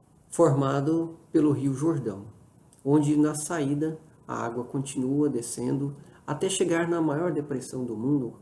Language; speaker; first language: Portuguese; native; Portuguese